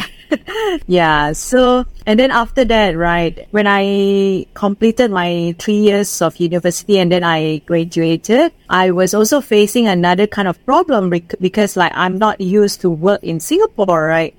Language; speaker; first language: English; non-native, fluent; Indonesian